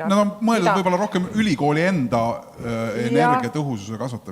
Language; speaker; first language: Estonian; native; Estonian